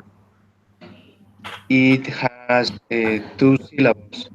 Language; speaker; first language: English; non-native, learner; Spanish